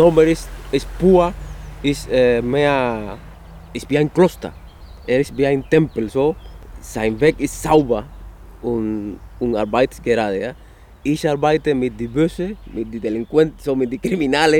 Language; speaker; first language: German; non-native, fluent; Spanish